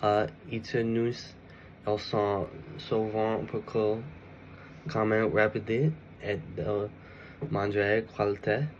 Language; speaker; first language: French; non-native, learner; English